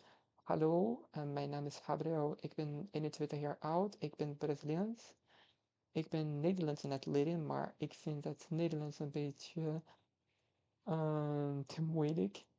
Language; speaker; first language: Dutch; non-native, learner; Portuguese